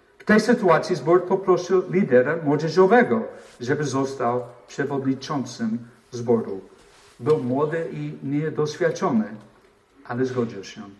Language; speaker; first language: Polish; non-native, fluent; English